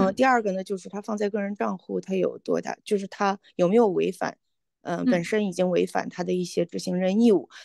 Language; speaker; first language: Chinese; native; Chinese